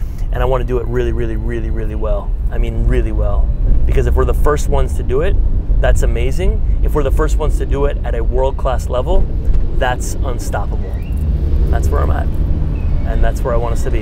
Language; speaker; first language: English; native; English